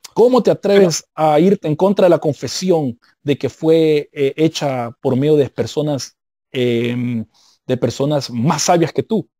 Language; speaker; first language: Spanish; native; Spanish